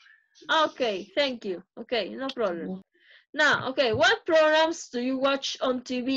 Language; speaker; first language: English; non-native, fluent; Spanish